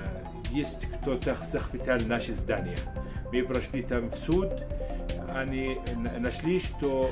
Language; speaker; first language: Russian; non-native, learner; Arabic